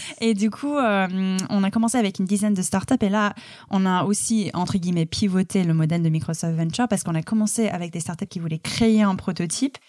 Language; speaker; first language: French; non-native, fluent; English